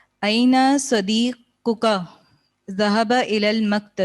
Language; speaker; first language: Arabic; non-native, learner; Urdu